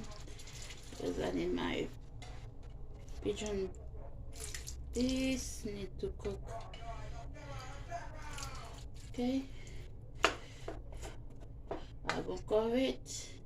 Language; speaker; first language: English; non-native, learner; Haitian Creole